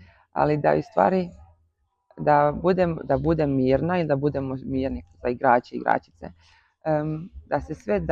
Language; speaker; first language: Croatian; early bilingual, heritage; Croatian